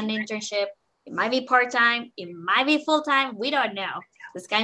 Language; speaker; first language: English; non-native, fluent; Spanish